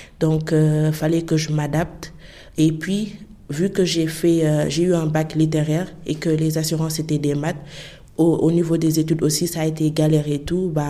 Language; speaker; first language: French; non-native, local second language; Wolof